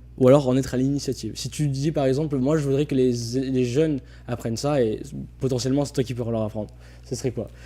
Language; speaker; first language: French; native; French